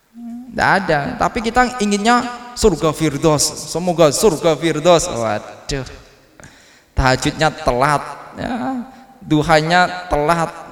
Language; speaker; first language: Indonesian; non-native, local second language; Javanese